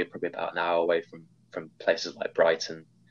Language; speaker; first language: English; native; English